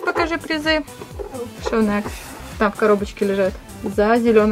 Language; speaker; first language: Russian; native; Russian